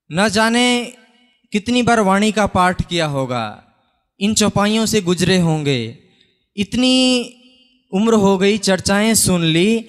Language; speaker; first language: Hindi; native; Hindi